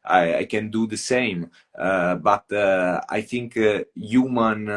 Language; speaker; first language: English; non-native, fluent; Italian